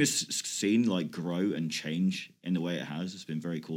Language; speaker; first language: English; native; English